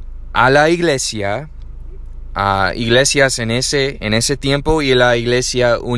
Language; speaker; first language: Spanish; non-native, learner; English